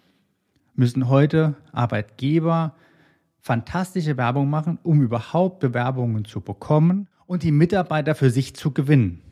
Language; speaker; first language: German; native; German